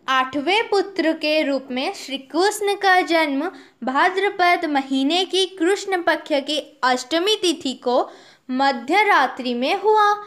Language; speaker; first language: Hindi; non-native, local second language; Odia